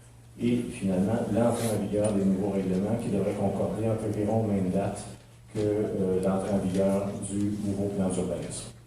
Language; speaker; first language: French; native; French